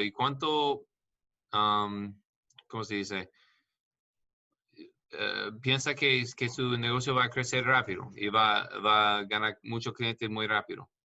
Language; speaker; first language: Spanish; non-native, learner; English